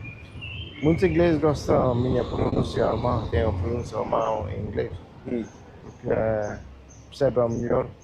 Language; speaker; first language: Portuguese; non-native, learner; German